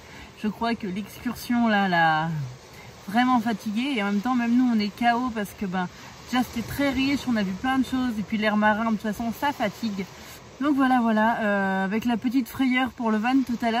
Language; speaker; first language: French; native; French